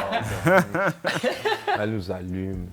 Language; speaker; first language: French; native; French